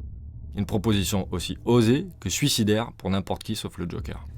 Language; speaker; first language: French; native; French